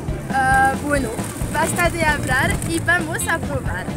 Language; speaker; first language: Spanish; non-native, fluent; French